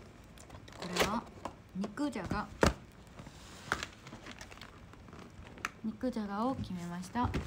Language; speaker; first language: Japanese; non-native, fluent; Korean